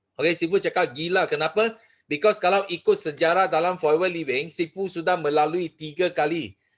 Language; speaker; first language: Malay; non-native, local second language; Chinese